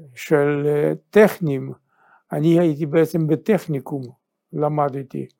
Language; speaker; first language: Hebrew; non-native, fluent; Yiddish